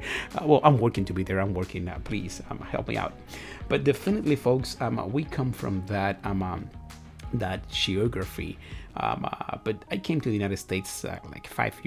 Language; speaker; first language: English; non-native, fluent; Spanish